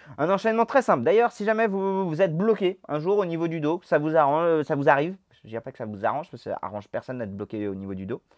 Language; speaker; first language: French; native; French